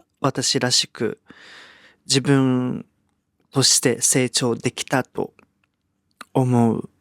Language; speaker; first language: Japanese; early bilingual, other home language; Portuguese